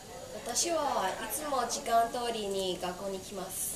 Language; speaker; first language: Japanese; non-native, learner; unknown